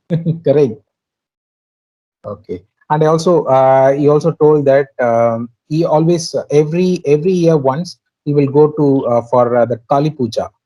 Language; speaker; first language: English; non-native, local second language; Tamil